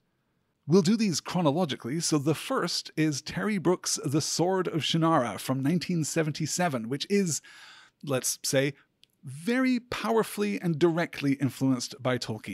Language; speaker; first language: English; native; English